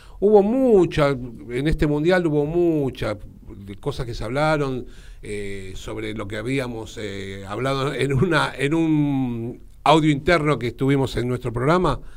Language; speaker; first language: Spanish; native; Spanish